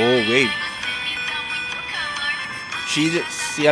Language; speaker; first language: English; non-native, learner; Korean